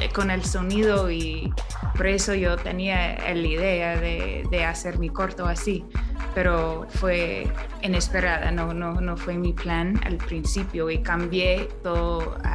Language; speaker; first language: Spanish; non-native, learner; English